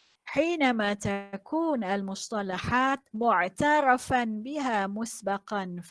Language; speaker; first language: Arabic; non-native, fluent; Malay